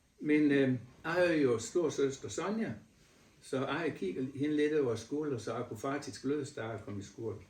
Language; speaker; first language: Danish; native; Danish